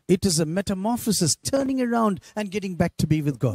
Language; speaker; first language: English; non-native, local second language; Tamil